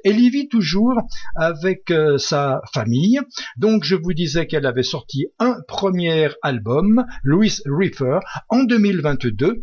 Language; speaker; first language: French; native; French